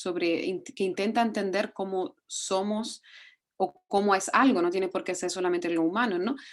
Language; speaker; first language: Spanish; native; Spanish